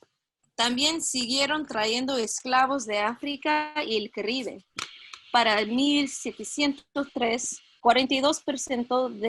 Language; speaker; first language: Spanish; non-native, fluent; English